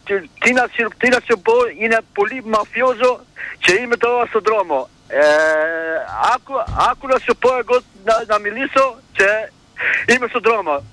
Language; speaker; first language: Greek; non-native, learner; Albanian